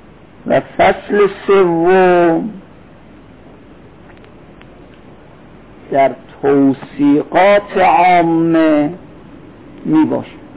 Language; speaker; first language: Persian; native; Persian